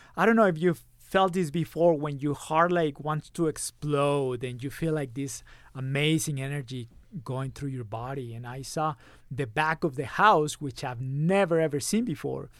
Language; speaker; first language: English; early bilingual, other home language; Spanish